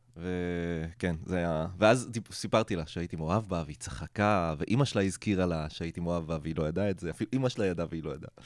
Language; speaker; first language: Hebrew; non-native, local second language; Arabic